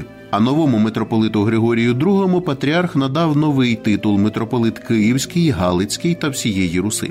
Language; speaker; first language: Ukrainian; native; Ukrainian